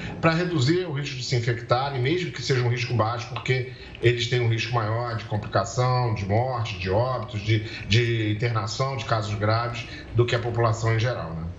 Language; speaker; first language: Portuguese; native; Portuguese